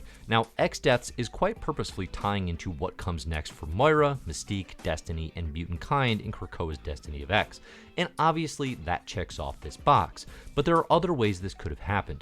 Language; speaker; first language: English; native; English